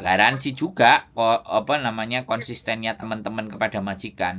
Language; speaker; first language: Indonesian; non-native, local second language; Javanese